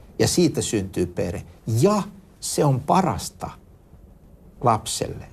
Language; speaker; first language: Finnish; native; Finnish